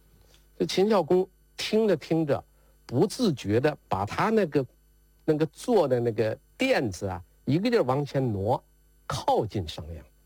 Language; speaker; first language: Chinese; native; Chinese